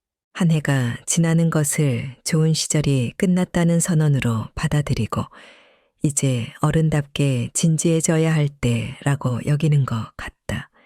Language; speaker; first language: Korean; native; Korean